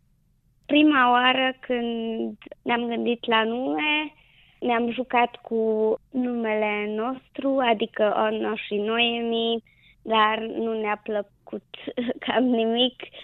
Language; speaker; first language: Romanian; non-native, local second language; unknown